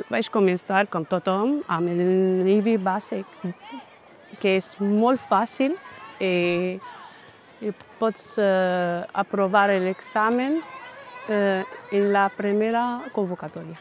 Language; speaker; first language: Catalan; non-native, fluent; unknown